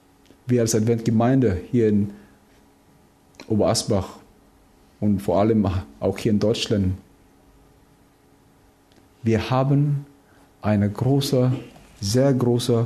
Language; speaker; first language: German; non-native, fluent; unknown